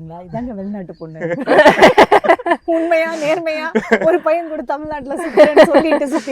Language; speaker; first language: Tamil; native; Tamil